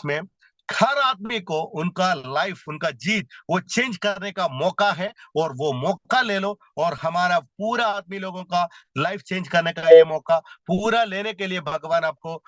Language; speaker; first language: Hindi; non-native, local second language; Malayalam